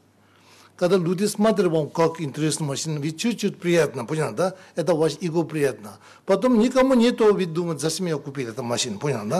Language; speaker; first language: Russian; non-native, learner; Tibetan